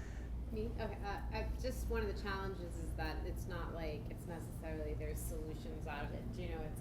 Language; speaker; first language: English; native; English